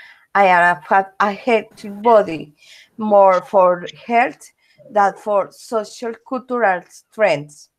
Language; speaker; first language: English; non-native, learner; Spanish